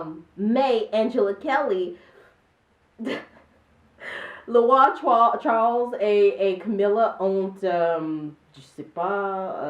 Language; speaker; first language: French; non-native, learner; English